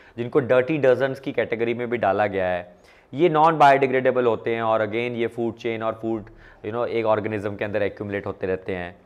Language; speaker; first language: Hindi; non-native, local second language; Punjabi